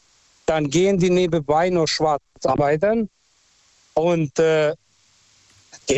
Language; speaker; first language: German; non-native, fluent; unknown